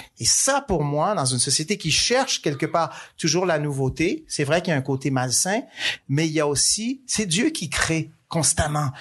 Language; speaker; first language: French; native; French